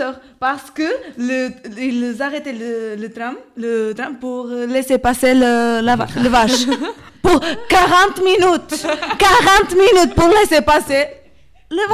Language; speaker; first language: French; non-native, learner; Portuguese